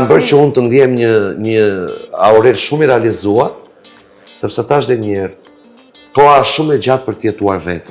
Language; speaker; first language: Albanian; native; Albanian